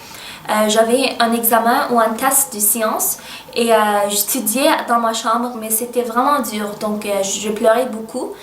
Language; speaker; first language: French; early bilingual, other home language; Arabic